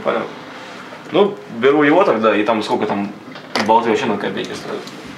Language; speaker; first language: Russian; native; Russian